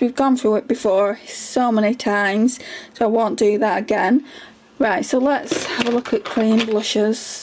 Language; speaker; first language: English; native; English